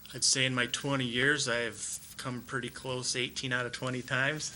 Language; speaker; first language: English; native; English